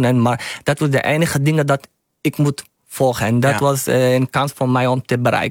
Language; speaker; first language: Dutch; non-native, learner; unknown